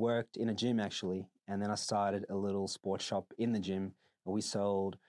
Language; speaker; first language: English; native; English